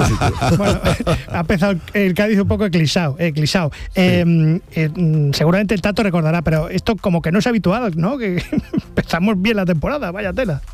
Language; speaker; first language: Spanish; native; Spanish